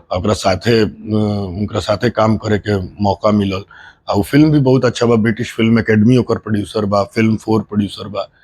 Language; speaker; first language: Bhojpuri; early bilingual, heritage; Bhojpuri